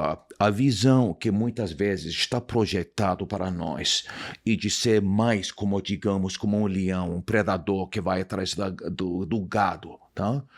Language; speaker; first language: Portuguese; non-native, fluent; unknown